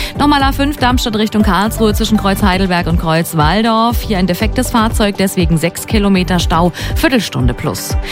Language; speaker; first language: German; native; German